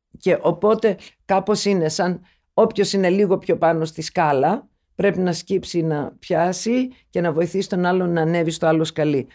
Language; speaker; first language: Greek; early bilingual, other home language; Turkish